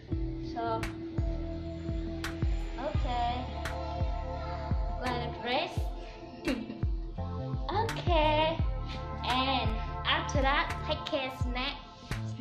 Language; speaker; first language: English; non-native, learner; Vietnamese